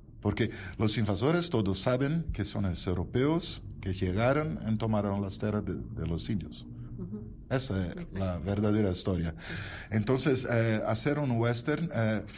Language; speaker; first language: Spanish; non-native, learner; Portuguese